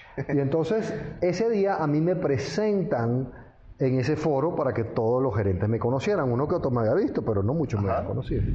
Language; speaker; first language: Spanish; native; Spanish